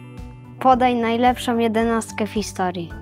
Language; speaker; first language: Polish; native; Polish